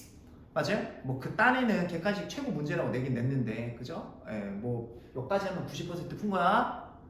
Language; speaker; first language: Korean; native; Korean